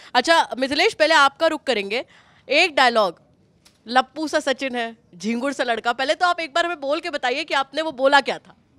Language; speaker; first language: Hindi; native; Hindi